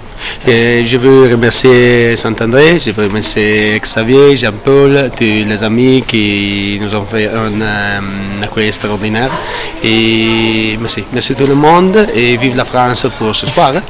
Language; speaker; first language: French; non-native, learner; Italian